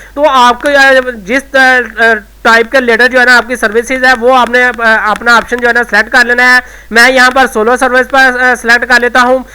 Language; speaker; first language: Urdu; non-native, local second language; Punjabi